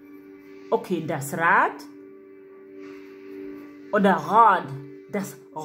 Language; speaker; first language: German; non-native, local second language; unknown